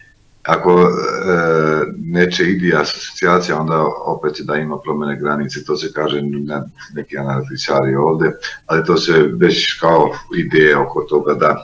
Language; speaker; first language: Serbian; non-native, local second language; Albanian